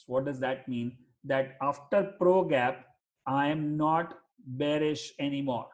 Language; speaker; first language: English; non-native, local second language; Hindi